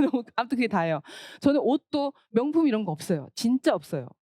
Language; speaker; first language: Korean; native; Korean